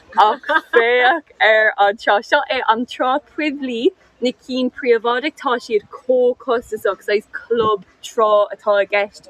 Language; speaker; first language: Irish; non-native, local second language; English